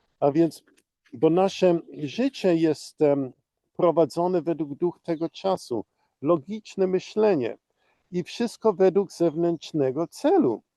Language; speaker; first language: Polish; early bilingual, heritage; Polish